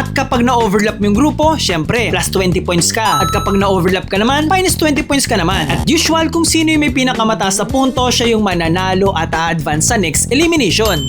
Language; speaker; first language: Filipino; native; Filipino